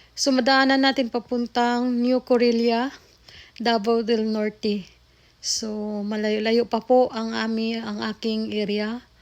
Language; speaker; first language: Filipino; non-native, local second language; Cebuano